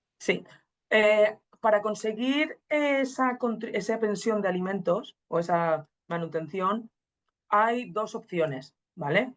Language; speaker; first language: Spanish; native; Spanish